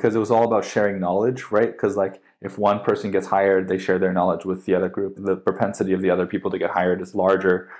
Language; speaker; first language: English; native; English